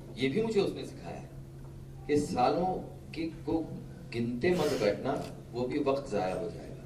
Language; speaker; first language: Hindi; non-native, local second language; Marathi